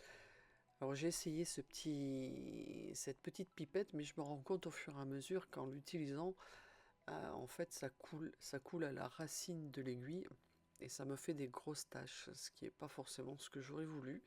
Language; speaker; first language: French; native; French